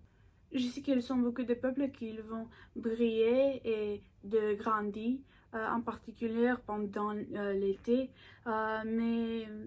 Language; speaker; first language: French; non-native, learner; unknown